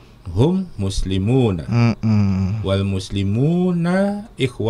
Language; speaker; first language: Arabic; non-native, learner; Indonesian